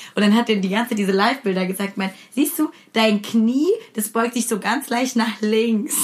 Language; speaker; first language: German; early bilingual, other home language; Russian